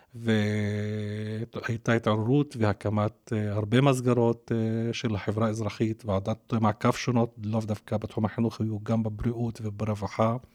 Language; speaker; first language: Hebrew; non-native, local second language; Arabic